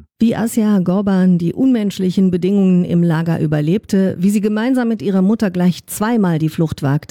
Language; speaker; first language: German; native; German